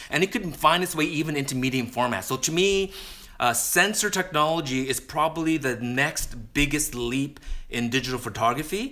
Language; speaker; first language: English; native; English